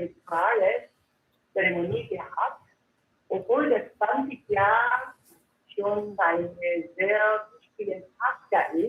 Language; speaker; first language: German; non-native, learner; Korean